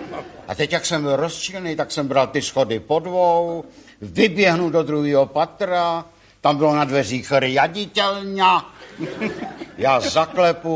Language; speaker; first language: Czech; native; Czech